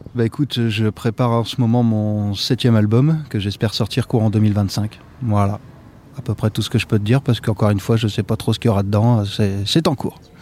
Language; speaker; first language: French; native; French